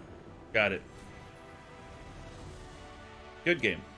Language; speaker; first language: English; native; English